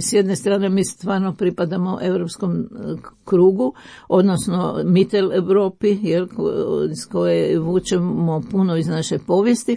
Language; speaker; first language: Croatian; native; Croatian